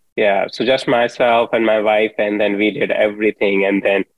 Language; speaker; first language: English; non-native, local second language; Hindi